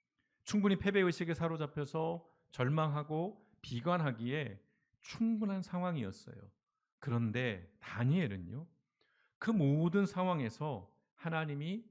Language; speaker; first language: Korean; native; Korean